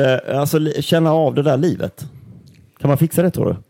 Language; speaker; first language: Swedish; native; Swedish